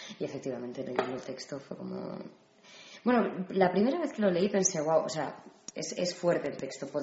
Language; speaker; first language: Spanish; native; Spanish